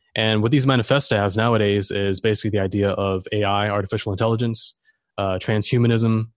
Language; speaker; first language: English; non-native, fluent; German